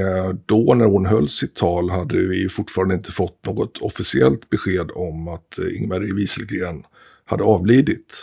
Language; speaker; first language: Swedish; native; Swedish